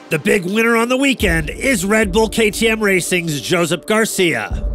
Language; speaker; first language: English; non-native, fluent; Portuguese